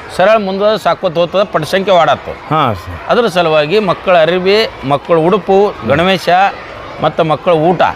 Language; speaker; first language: Kannada; native; Kannada